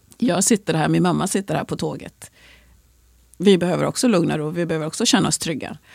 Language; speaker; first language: Swedish; early bilingual, other home language; Swahili